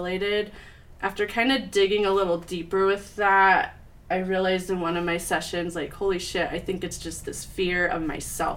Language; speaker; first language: English; native; English